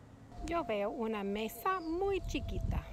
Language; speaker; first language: Spanish; non-native, fluent; English